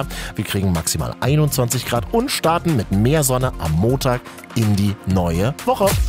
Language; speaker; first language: German; native; German